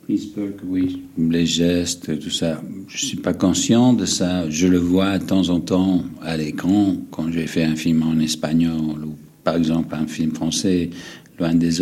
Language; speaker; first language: French; non-native, fluent; English